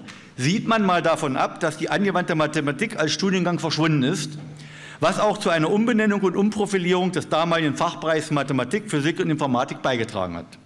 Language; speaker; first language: German; native; German